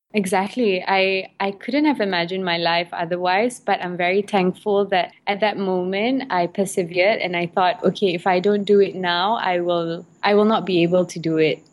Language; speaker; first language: English; non-native, local second language; Malay